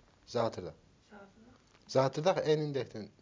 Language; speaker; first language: Dutch; non-native, learner; Turkish